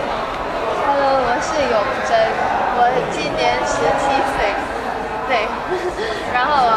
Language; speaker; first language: Chinese; early bilingual, heritage; Chinese